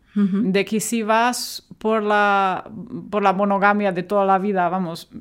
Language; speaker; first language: Spanish; non-native, fluent; German